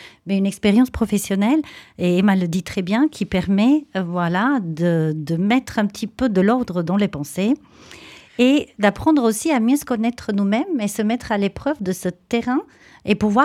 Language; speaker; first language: French; native; French